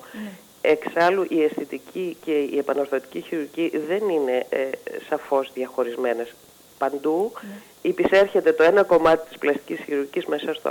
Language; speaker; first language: Greek; native; Greek